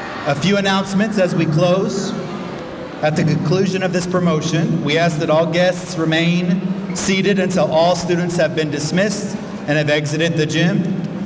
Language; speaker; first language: English; native; English